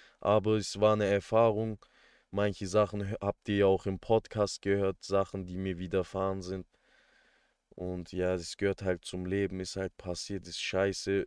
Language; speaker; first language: German; early bilingual, other home language; Turkish